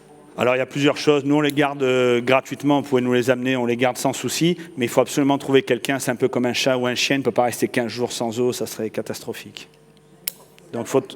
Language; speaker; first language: French; native; French